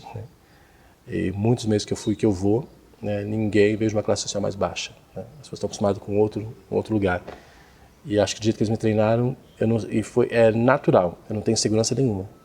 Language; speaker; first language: Portuguese; native; Portuguese